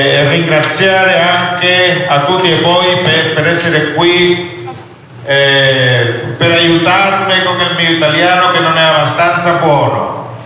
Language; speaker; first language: Italian; non-native, learner; Spanish